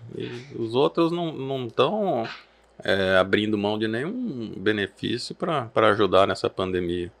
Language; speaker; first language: Portuguese; native; Portuguese